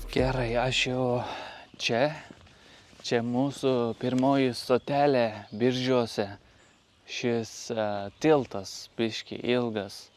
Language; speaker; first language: Lithuanian; non-native, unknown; Turkish